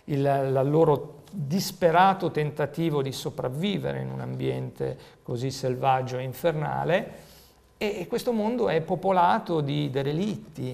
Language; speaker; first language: Italian; native; Italian